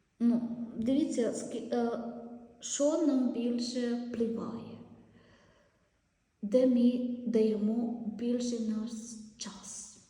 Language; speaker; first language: Ukrainian; non-native, learner; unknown